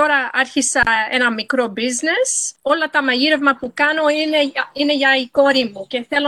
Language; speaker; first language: Greek; early bilingual, heritage; English